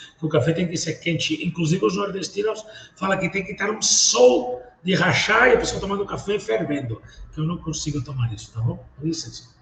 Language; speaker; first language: Portuguese; non-native, fluent; Spanish